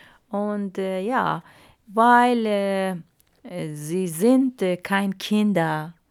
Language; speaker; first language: German; non-native, learner; Arabic